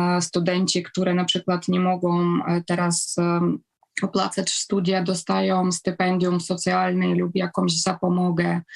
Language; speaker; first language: Polish; non-native, fluent; Ukrainian